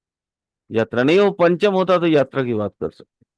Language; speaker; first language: Hindi; native; Hindi